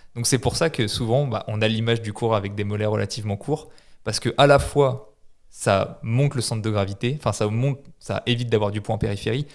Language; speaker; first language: French; native; French